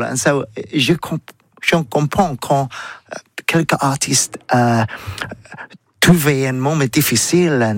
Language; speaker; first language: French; non-native, learner; English